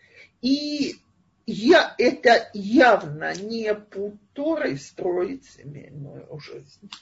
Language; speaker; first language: Russian; native; Russian